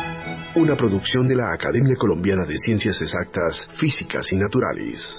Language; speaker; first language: Spanish; native; Spanish